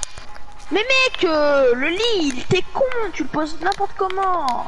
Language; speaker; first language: French; native; French